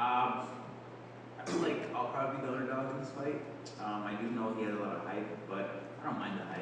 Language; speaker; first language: English; native; English